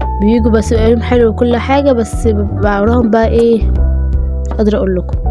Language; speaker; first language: Arabic; native; Arabic